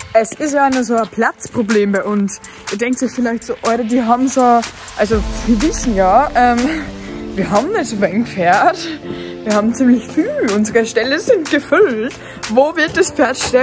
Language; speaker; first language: German; native; German